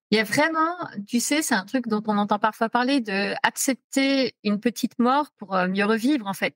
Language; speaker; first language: French; native; French